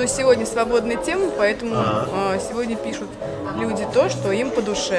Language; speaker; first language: Russian; native; Russian